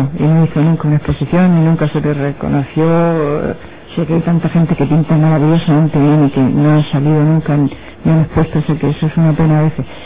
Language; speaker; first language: Spanish; native; Spanish